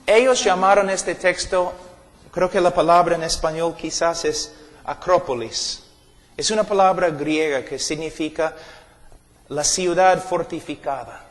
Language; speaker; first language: Spanish; non-native, fluent; English